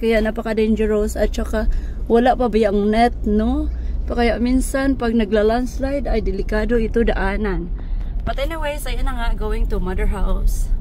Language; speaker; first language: Filipino; non-native, local second language; Cebuano